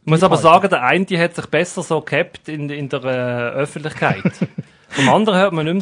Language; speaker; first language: German; native; German